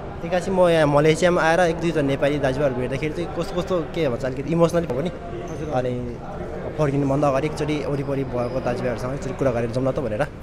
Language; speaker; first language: Nepali; non-native, local second language; Sherpa